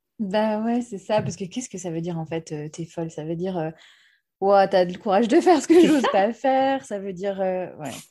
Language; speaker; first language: French; native; French